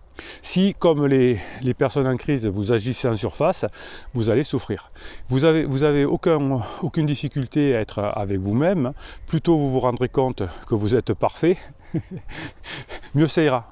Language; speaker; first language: French; native; French